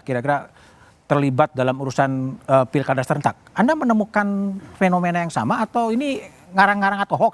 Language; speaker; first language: Indonesian; native; Indonesian